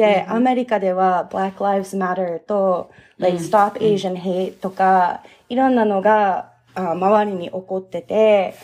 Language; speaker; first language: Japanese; early bilingual, heritage; English